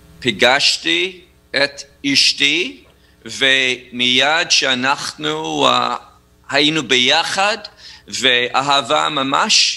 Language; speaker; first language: Hebrew; non-native, fluent; English